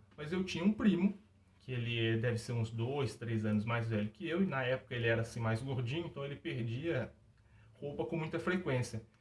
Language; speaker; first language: Portuguese; native; Portuguese